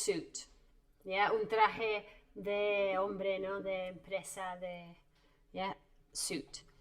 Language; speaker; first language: Spanish; non-native, fluent; English